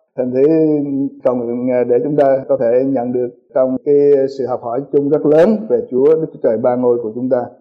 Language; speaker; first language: Vietnamese; early bilingual, heritage; Vietnamese